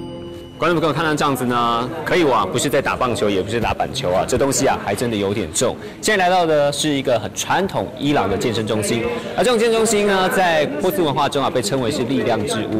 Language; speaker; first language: Chinese; native; Chinese